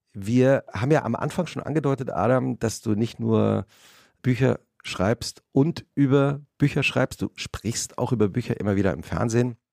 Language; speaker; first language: German; native; German